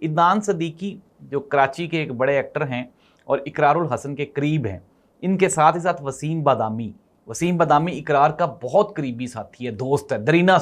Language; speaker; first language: Urdu; native; Urdu